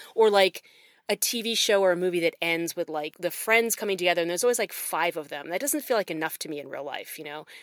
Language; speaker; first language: English; native; English